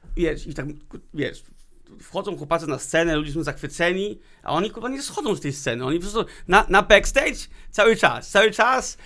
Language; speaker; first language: Polish; early bilingual, heritage; Polish